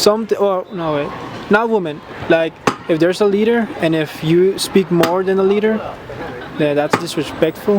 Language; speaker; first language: English; non-native, learner; Spanish